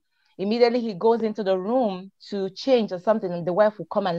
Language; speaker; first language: English; non-native, local second language; Igbo